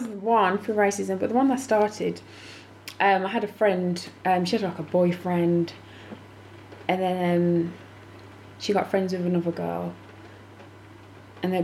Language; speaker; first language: English; native; English